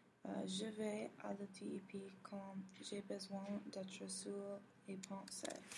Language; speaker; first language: French; non-native, learner; English